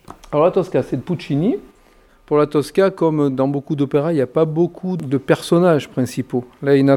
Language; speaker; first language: French; native; French